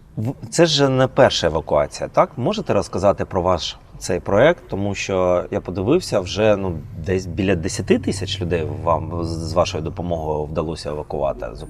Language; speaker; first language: Ukrainian; native; Ukrainian